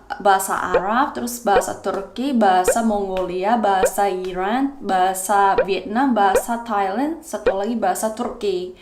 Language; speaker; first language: Indonesian; non-native, fluent; Korean